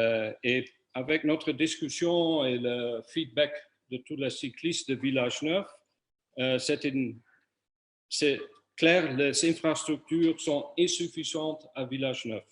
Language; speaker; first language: French; non-native, fluent; Dutch